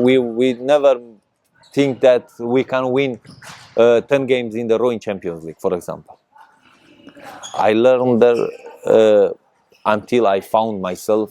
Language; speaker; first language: English; non-native, learner; Persian